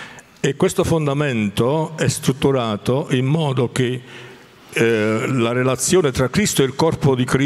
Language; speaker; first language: Italian; native; Italian